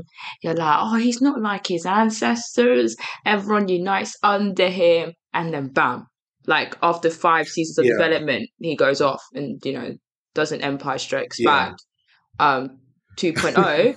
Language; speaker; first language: English; native; English